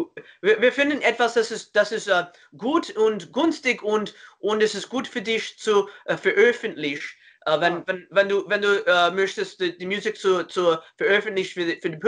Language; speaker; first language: German; non-native, learner; English